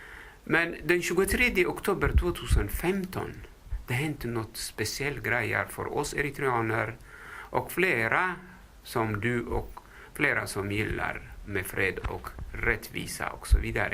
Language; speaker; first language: Swedish; non-native, fluent; Tigrinya